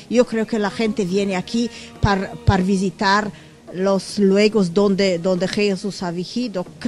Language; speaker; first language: Spanish; non-native, fluent; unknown